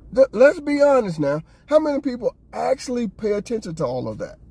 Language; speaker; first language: English; native; English